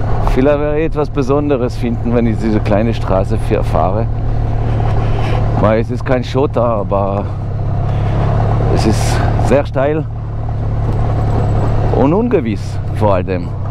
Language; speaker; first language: German; native; German